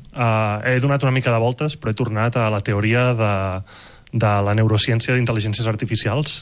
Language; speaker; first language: Catalan; native; Catalan